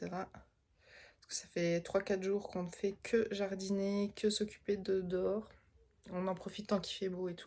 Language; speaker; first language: French; native; French